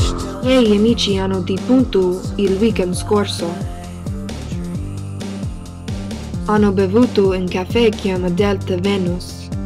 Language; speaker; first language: Italian; non-native, learner; English